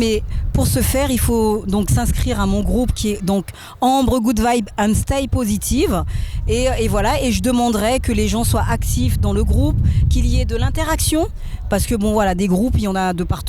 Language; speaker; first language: French; native; French